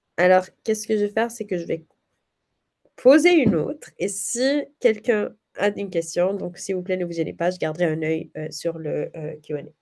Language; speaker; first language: French; early bilingual, other home language; Arabic